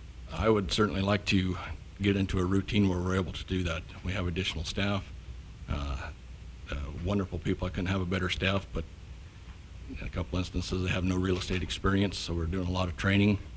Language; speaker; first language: English; native; English